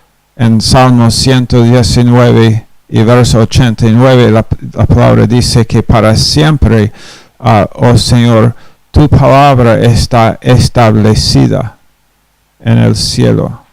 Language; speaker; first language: Spanish; non-native, fluent; English